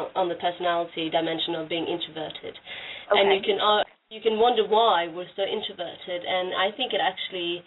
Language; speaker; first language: English; non-native, fluent; Norwegian